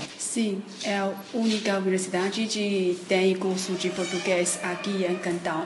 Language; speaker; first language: Portuguese; non-native, fluent; Chinese